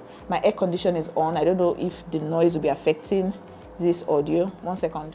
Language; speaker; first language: English; native; English